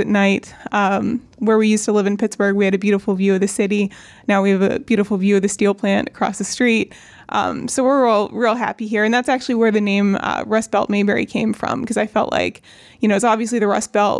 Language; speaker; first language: English; native; English